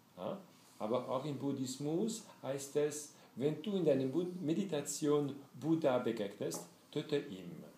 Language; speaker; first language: German; non-native, fluent; French